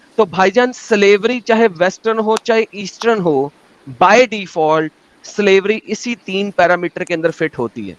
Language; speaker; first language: Urdu; native; Urdu